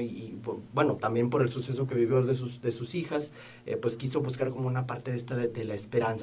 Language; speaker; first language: Spanish; native; Spanish